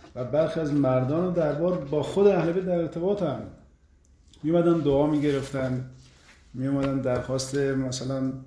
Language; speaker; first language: Persian; native; Persian